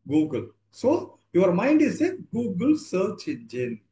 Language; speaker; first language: English; non-native, local second language; Tamil